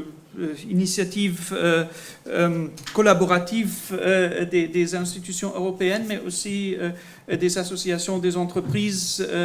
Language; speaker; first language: French; non-native, fluent; German